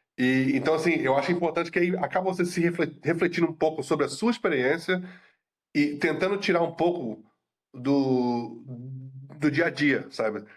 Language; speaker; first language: Portuguese; native; Portuguese